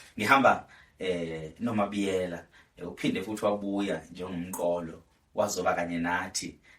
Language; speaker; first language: Zulu; native; Zulu